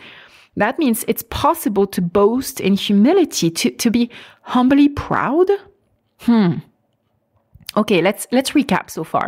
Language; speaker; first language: English; non-native, fluent; French